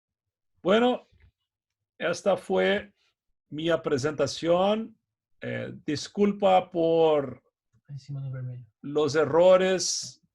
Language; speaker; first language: Spanish; non-native, fluent; Portuguese